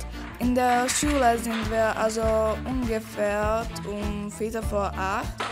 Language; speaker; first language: German; non-native, learner; Czech